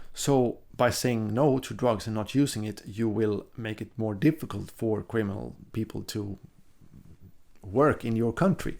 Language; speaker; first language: English; non-native, fluent; Swedish